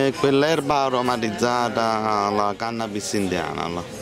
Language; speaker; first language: Italian; native; Italian